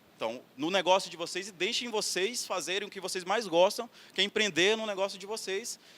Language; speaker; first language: Portuguese; native; Portuguese